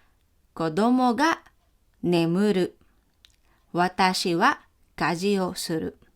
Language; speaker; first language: Japanese; non-native, fluent; Filipino